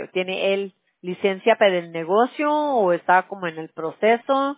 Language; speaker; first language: Spanish; early bilingual, heritage; Spanish